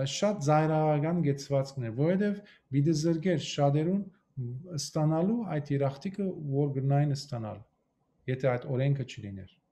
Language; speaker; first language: Armenian; early bilingual, heritage; Armenian